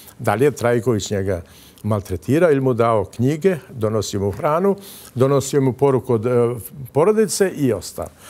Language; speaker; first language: Bosnian; non-native, local second language; Albanian